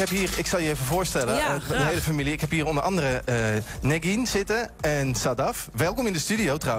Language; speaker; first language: Dutch; native; Dutch